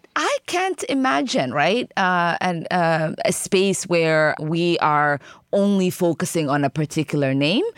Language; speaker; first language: English; early bilingual, other home language; Somali